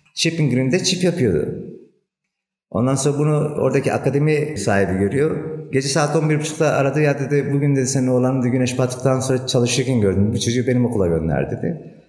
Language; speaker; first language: Turkish; native; Turkish